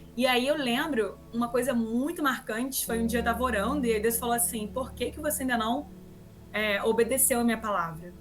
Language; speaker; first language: Portuguese; native; Portuguese